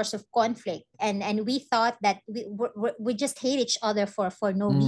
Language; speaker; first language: English; non-native, local second language; Maranao